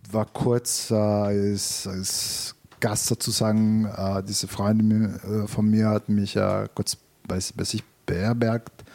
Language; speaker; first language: German; non-native, fluent; Italian